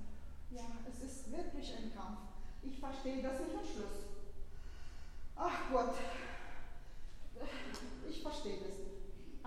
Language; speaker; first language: German; non-native, fluent; Russian